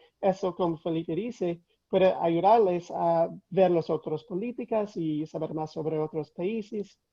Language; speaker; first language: Spanish; non-native, fluent; English